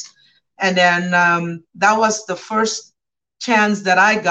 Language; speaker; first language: English; non-native, fluent; Papiamento